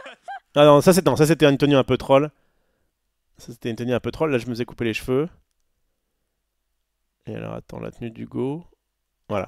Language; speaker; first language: French; native; French